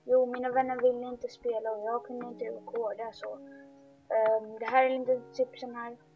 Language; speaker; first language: Swedish; early bilingual, other home language; Bulgarian